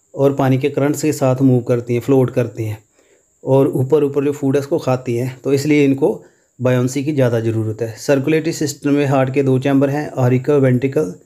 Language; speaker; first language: Urdu; non-native, local second language; Punjabi